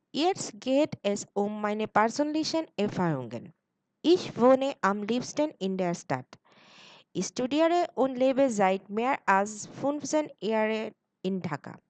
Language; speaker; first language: German; non-native, learner; Bangla